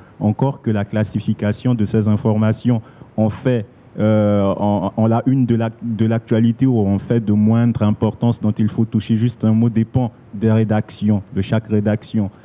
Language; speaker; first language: French; non-native, local second language; Sango